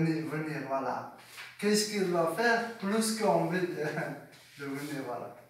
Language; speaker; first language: French; non-native, learner; Persian